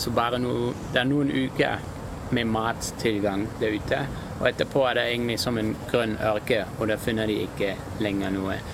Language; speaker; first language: Norwegian; non-native, fluent; German